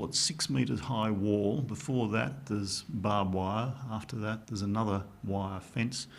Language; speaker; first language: English; native; English